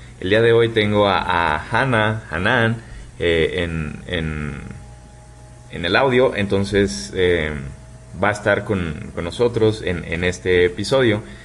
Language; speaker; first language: Spanish; native; Spanish